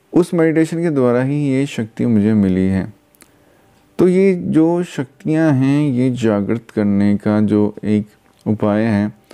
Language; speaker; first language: Hindi; non-native, local second language; Punjabi